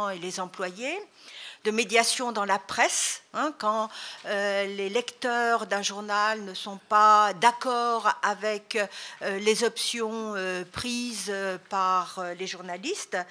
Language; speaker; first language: French; native; French